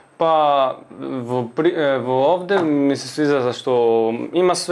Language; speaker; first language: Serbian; non-native, local second language; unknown